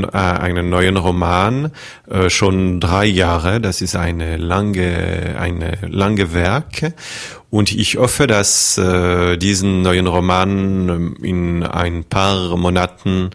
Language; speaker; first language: German; non-native, fluent; French